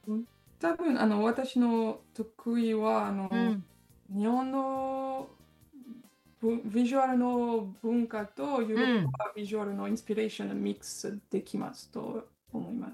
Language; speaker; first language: Japanese; non-native, learner; French